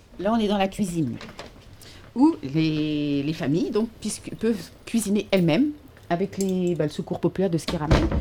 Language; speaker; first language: French; native; French